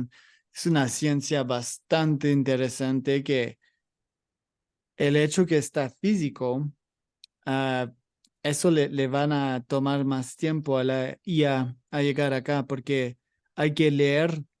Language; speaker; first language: Spanish; non-native, learner; English